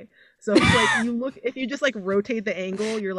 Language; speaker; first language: English; native; English